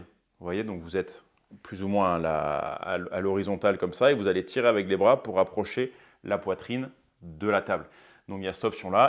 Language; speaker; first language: French; native; French